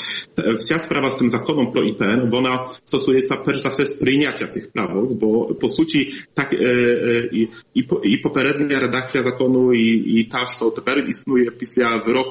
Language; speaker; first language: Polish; non-native, learner; Ukrainian